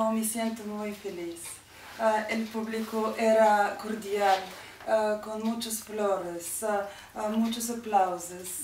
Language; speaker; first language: Spanish; non-native, learner; Bulgarian